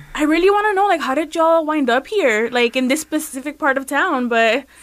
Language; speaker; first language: English; early bilingual, other home language; Spanish